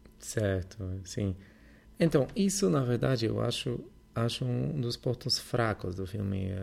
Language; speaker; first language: Portuguese; non-native, fluent; Polish